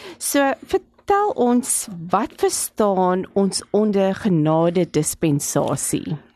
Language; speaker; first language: Afrikaans; non-native, local second language; English